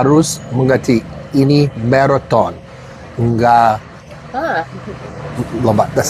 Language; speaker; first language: Indonesian; non-native, learner; English